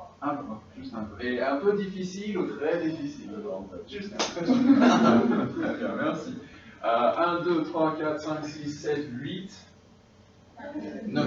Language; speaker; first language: French; non-native, fluent; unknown